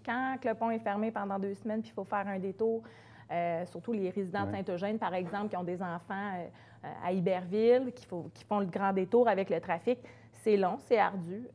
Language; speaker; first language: French; native; French